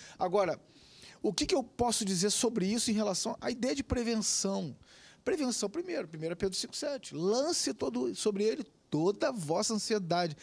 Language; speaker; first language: Portuguese; native; Portuguese